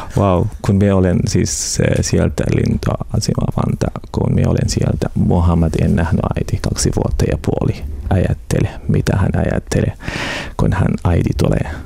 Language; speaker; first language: Finnish; non-native, learner; Arabic